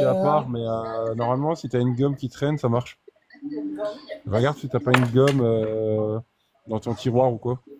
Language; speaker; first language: French; native; French